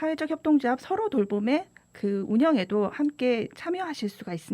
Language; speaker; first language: Korean; native; Korean